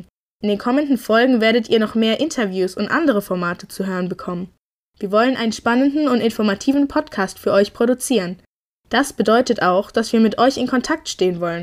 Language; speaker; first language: German; native; German